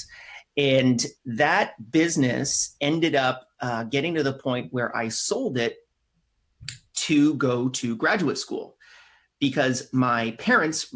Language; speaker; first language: English; native; English